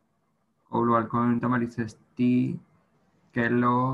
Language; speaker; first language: Finnish; non-native, learner; Spanish